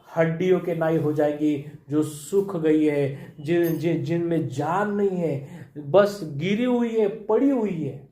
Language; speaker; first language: Hindi; non-native, local second language; Marathi